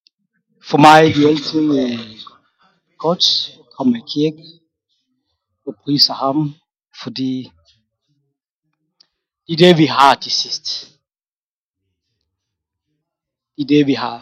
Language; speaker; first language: Danish; non-native, fluent; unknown